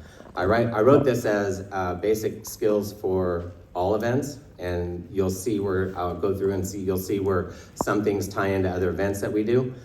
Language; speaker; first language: English; native; English